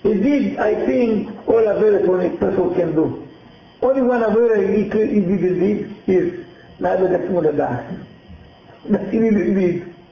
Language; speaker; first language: English; non-native, learner; Hebrew